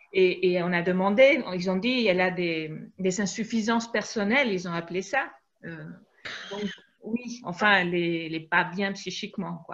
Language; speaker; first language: French; native; French